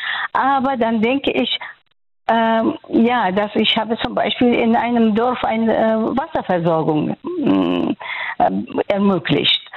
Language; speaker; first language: German; non-native, fluent; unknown